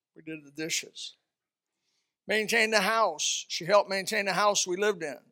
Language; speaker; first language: English; early bilingual, other home language; Swedish